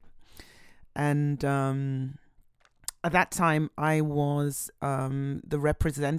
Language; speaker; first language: English; native; English